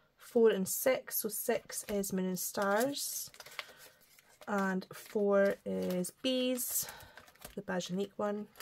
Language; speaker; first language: English; native; English